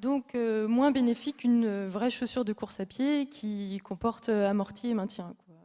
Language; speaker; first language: French; native; French